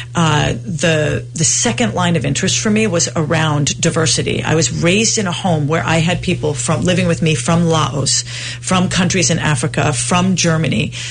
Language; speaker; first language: English; native; English